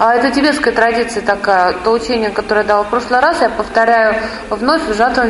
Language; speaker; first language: Russian; native; Russian